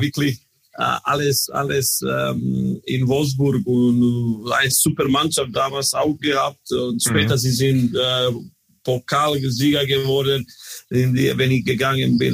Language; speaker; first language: German; non-native, learner; Croatian